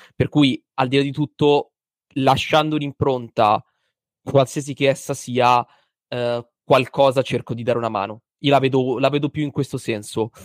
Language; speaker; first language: Italian; native; Italian